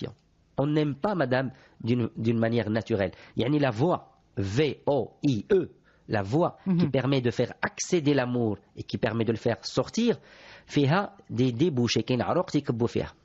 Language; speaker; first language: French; non-native, local second language; Arabic